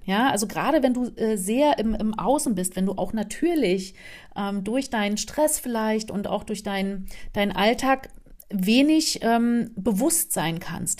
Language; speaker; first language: German; native; German